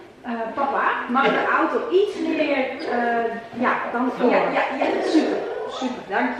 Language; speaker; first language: Dutch; native; Dutch